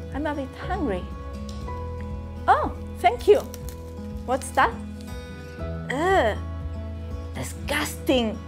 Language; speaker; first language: English; non-native, fluent; Spanish